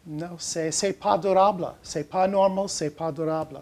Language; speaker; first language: French; non-native, learner; English